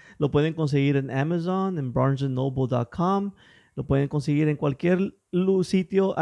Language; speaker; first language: Spanish; early bilingual, heritage; English